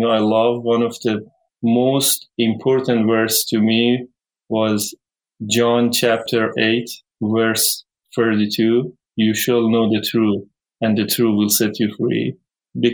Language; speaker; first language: English; non-native, fluent; Persian